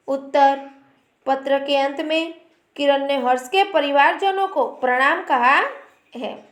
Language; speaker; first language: Hindi; non-native, local second language; Gujarati